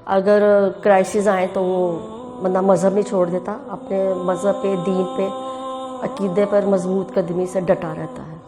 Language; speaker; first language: Urdu; native; Urdu